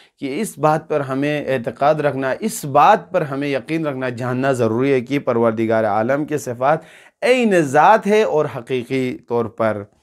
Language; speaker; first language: Urdu; non-native, local second language; Balti